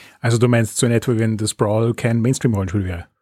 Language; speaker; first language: German; native; German